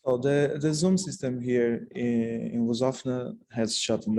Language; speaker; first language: English; non-native, fluent; Portuguese